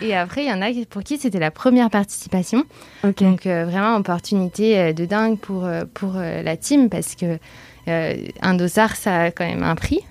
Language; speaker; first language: French; native; French